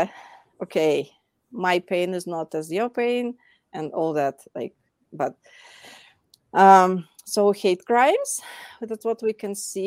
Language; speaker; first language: English; non-native, fluent; Russian